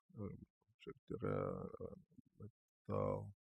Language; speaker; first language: English; non-native, learner; Slovak